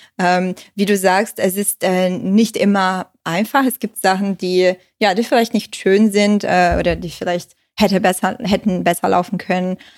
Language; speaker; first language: German; non-native, fluent; Portuguese